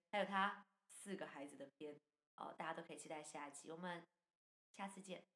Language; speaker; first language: Chinese; native; Chinese